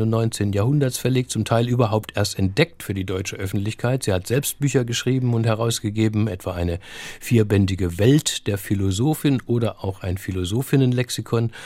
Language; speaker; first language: German; native; German